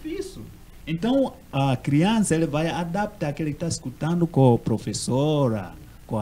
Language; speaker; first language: Portuguese; non-native, learner; Swahili